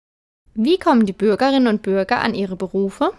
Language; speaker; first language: German; native; German